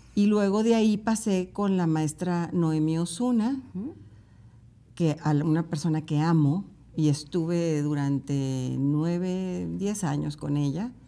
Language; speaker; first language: Spanish; native; Spanish